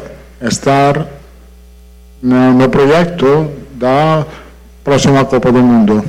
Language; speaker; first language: Portuguese; non-native, fluent; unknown